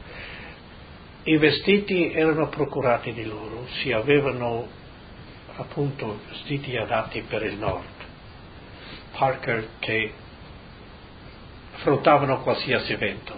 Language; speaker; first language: Italian; native; Italian